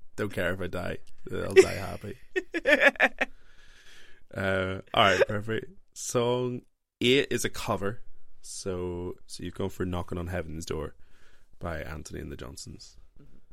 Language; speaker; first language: English; native; English